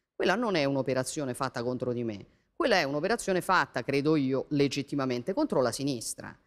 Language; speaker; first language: Italian; native; Italian